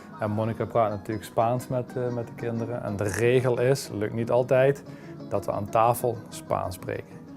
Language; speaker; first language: Dutch; native; Dutch